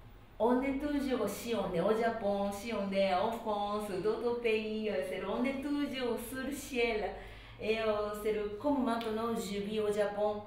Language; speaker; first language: French; non-native, learner; Japanese